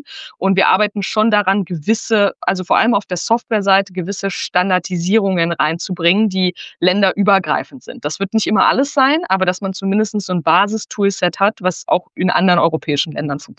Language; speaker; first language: German; native; German